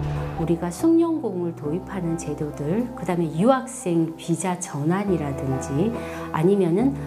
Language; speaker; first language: Korean; native; Korean